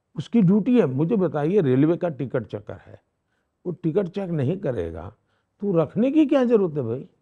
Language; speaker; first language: Hindi; non-native, local second language; Gujarati